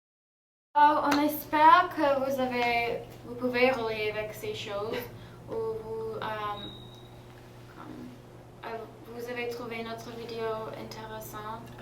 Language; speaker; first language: French; non-native, fluent; English